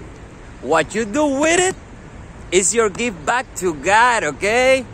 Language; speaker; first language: English; native; English